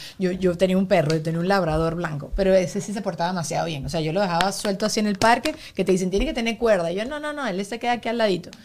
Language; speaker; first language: Spanish; native; Spanish